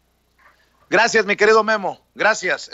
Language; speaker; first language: Spanish; native; Spanish